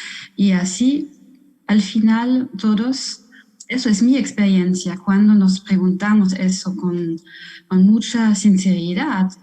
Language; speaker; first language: Spanish; non-native, fluent; German